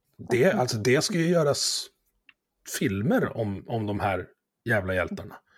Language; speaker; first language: Swedish; native; Swedish